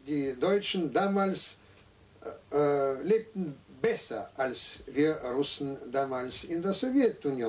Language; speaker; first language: German; non-native, fluent; Russian